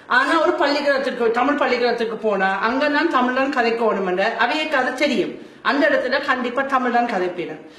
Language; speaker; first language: Tamil; non-native, fluent; German